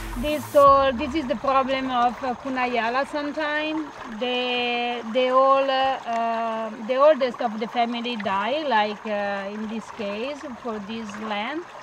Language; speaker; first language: English; non-native, learner; Italian